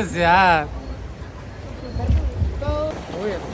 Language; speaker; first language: Arabic; native; Arabic